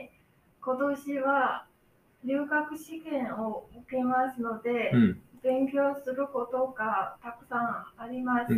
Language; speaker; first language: Japanese; non-native, learner; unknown